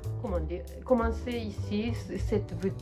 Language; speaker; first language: French; non-native, learner; Japanese